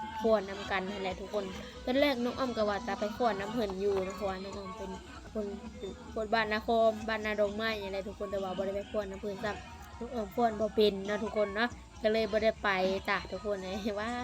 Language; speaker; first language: Thai; non-native, local second language; Lao